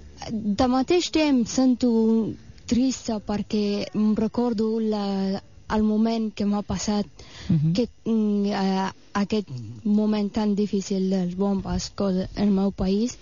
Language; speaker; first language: Catalan; non-native, fluent; Persian